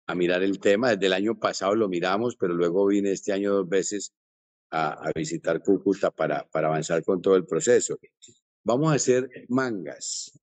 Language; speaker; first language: Spanish; native; Spanish